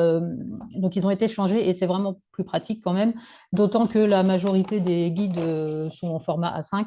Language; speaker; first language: French; native; French